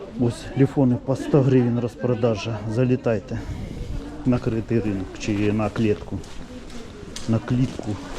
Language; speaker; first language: Ukrainian; native; Ukrainian